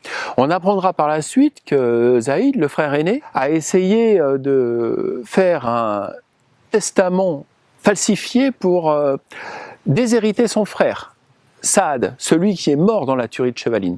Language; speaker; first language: French; native; French